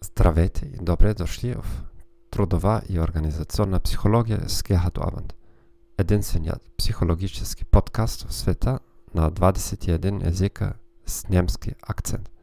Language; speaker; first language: Macedonian; non-native, learner; German